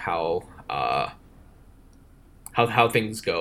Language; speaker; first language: English; native; English